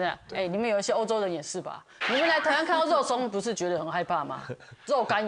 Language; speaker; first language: Chinese; native; Chinese